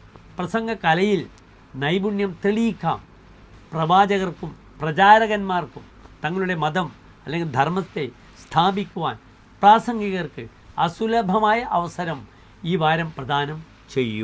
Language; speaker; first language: Malayalam; native; Malayalam